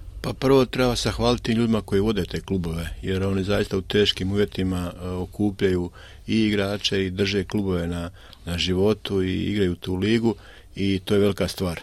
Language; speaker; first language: Croatian; native; Croatian